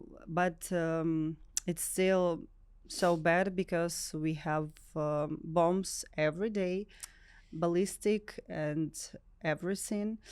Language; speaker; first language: English; non-native, learner; Ukrainian